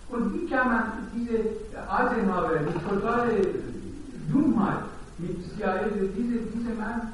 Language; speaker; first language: German; non-native, learner; Persian